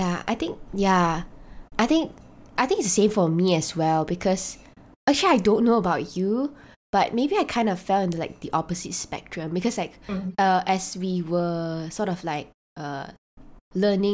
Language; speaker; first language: English; non-native, local second language; Chinese